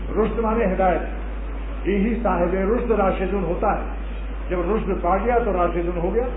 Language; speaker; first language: Urdu; native; Urdu